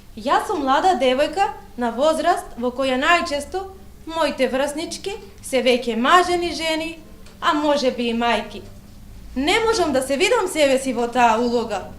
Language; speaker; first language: Macedonian; non-native, local second language; Romany